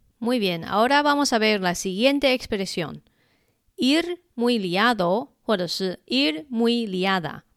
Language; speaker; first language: Spanish; non-native, fluent; Chinese